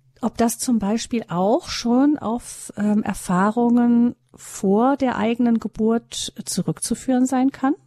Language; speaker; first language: German; native; German